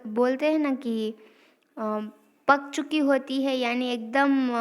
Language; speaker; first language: Hindi; non-native, local second language; Gujarati